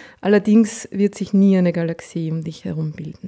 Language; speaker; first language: German; native; German